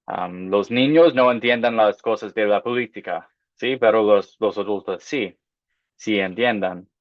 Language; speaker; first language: Spanish; non-native, fluent; English